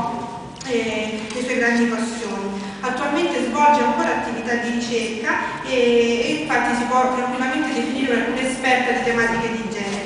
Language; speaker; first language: Italian; native; Italian